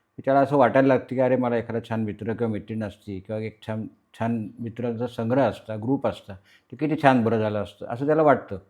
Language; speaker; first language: Marathi; native; Marathi